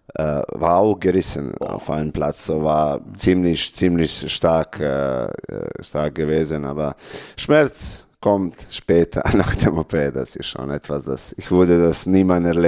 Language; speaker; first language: German; non-native, learner; Serbian